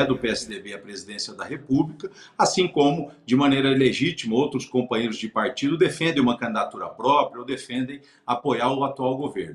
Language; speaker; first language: Portuguese; native; Portuguese